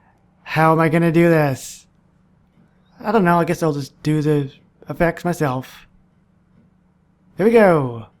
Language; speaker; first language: English; native; English